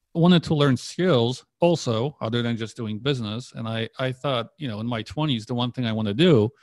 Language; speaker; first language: English; early bilingual, other home language; Polish